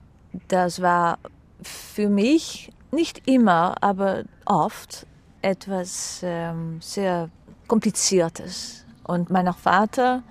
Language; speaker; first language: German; non-native, fluent; Dutch